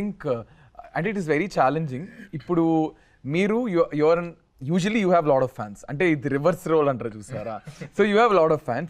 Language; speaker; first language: Telugu; native; Telugu